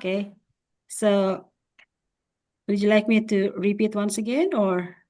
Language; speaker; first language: English; non-native, fluent; Indonesian